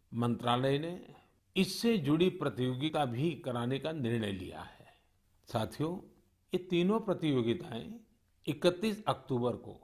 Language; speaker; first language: Hindi; non-native, local second language; Gujarati